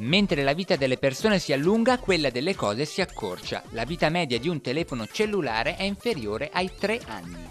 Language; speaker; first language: Italian; native; Italian